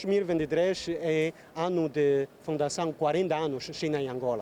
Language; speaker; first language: Portuguese; non-native, learner; Chinese